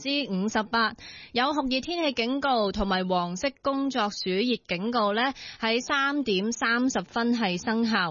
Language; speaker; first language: Cantonese; native; Cantonese